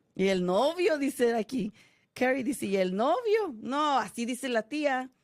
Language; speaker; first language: Spanish; early bilingual, heritage; Spanish